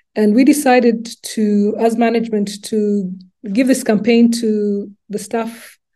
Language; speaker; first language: English; non-native, local second language; Luba-Lulua